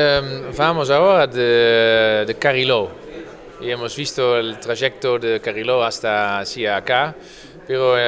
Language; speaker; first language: Spanish; non-native, learner; Dutch